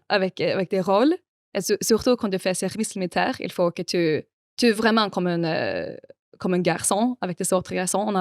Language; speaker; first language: French; non-native, fluent; Swedish